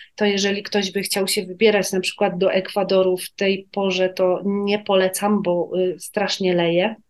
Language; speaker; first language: Polish; native; Polish